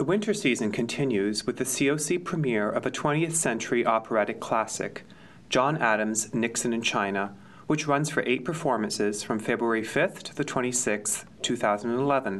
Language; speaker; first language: English; native; English